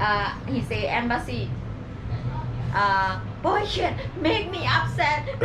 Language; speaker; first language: English; non-native, learner; Thai